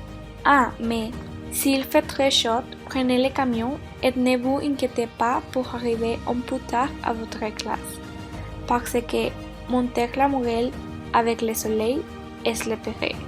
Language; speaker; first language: French; non-native, learner; Spanish